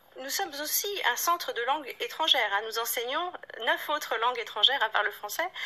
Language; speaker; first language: French; native; French